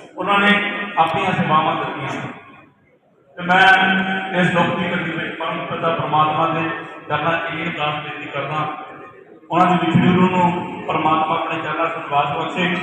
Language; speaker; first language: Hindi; non-native, local second language; Punjabi